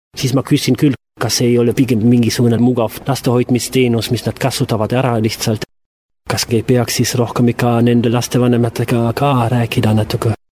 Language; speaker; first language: Estonian; non-native, fluent; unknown